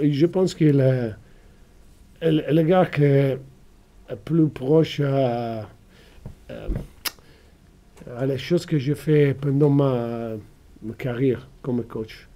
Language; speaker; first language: French; non-native, fluent; Italian